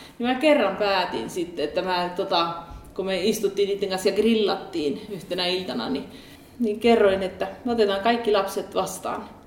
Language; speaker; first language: Finnish; early bilingual, heritage; Finnish